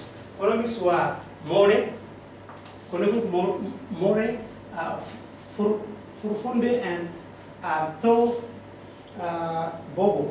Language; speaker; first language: Japanese; non-native, learner; Mossi